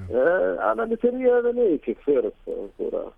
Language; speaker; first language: Greek; non-native, learner; Arabic